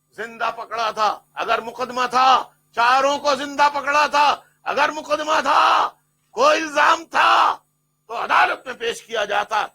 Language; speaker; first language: Urdu; native; Urdu